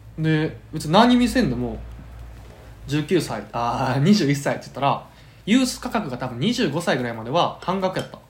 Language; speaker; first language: Japanese; native; Japanese